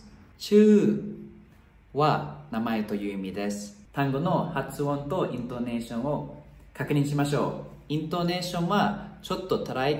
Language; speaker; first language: Japanese; non-native, fluent; Thai